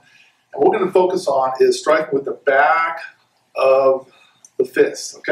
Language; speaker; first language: English; native; English